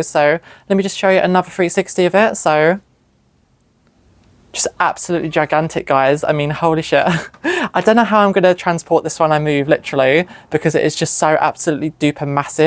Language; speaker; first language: English; native; English